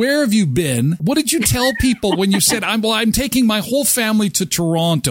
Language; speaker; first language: English; native; English